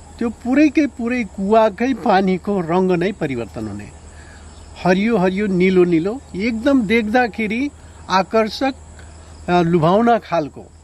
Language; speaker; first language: Nepali; non-native, local second language; Rana Tharu